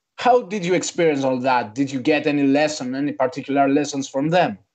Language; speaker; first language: English; non-native, fluent; Greek